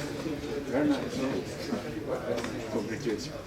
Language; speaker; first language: English; non-native, learner; Portuguese